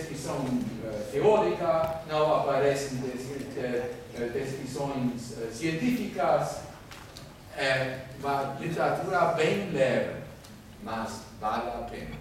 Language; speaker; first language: Portuguese; non-native, fluent; German